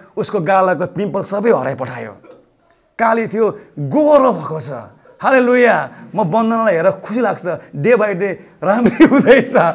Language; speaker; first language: Nepali; non-native, local second language; Eastern Tamang